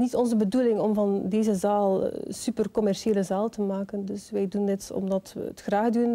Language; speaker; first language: Dutch; native; Dutch